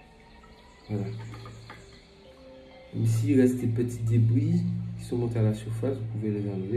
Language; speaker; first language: French; non-native, local second language; Fon